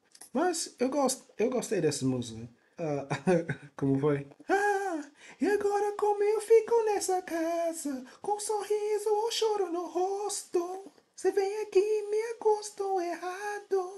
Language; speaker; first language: Portuguese; non-native, learner; English